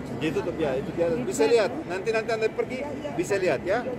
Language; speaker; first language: Indonesian; non-native, fluent; Turkish